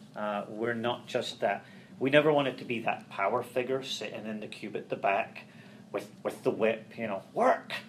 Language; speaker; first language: English; native; English